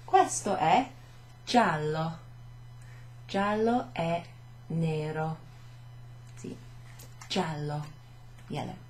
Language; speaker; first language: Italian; non-native, fluent; English